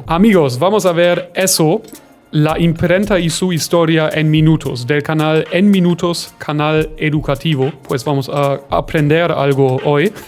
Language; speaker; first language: Spanish; non-native, fluent; German